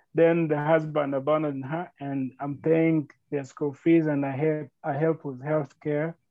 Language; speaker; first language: English; non-native, local second language; Kinyarwanda